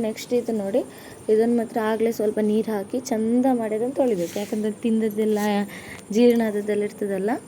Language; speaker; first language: Kannada; non-native, local second language; Tulu